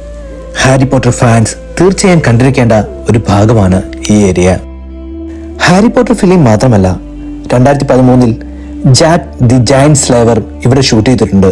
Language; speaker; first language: Malayalam; native; Malayalam